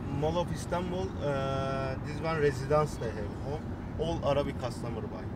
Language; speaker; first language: English; non-native, learner; Turkish